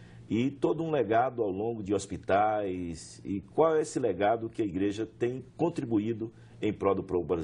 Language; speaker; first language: Portuguese; native; Portuguese